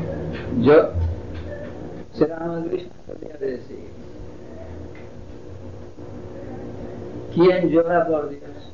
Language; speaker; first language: Spanish; non-native, fluent; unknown